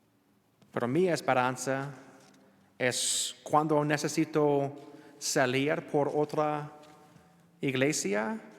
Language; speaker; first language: Spanish; non-native, learner; English